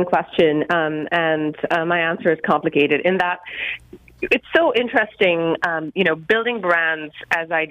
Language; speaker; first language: English; non-native, local second language; Hindi